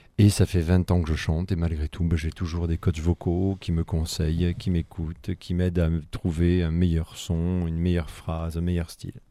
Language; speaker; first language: French; native; French